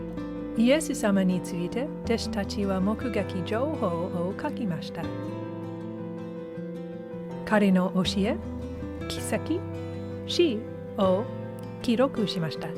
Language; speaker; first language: Japanese; non-native, learner; English